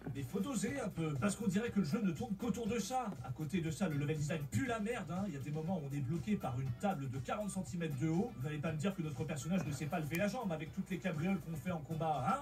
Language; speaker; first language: French; native; French